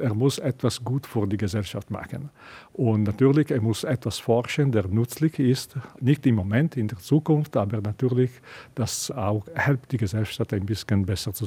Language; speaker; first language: German; non-native, learner; Italian